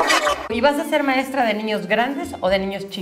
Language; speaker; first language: Spanish; native; Spanish